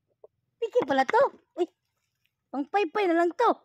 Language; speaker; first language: Filipino; non-native, local second language; Cebuano